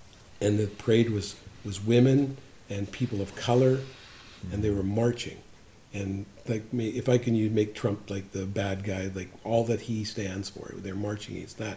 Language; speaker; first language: English; native; English